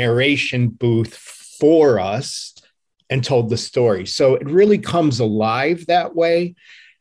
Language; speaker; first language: English; native; English